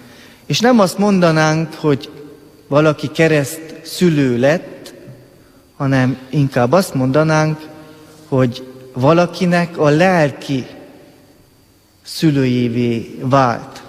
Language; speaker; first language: Hungarian; native; Hungarian